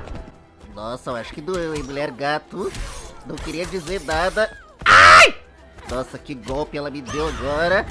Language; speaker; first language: Portuguese; native; Portuguese